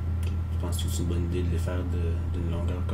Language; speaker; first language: French; native; French